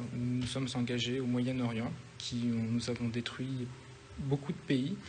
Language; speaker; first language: French; native; French